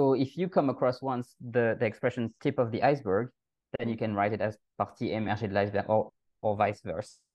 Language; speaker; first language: English; non-native, fluent; French